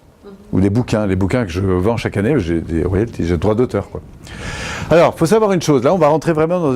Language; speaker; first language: French; native; French